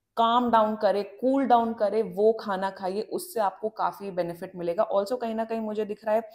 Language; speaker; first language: Hindi; native; Hindi